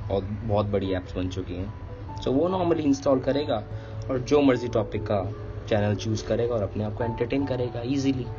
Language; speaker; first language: Hindi; native; Hindi